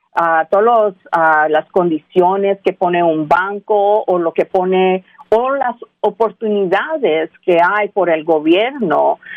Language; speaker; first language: Spanish; early bilingual, heritage; Spanish